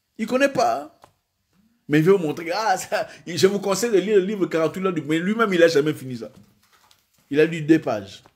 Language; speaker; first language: French; non-native, local second language; Swahili